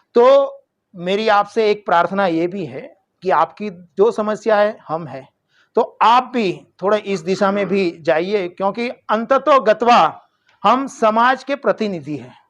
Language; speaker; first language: Hindi; non-native, local second language; Gujarati